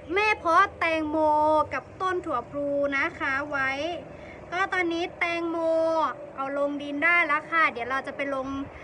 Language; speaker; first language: Thai; native; Thai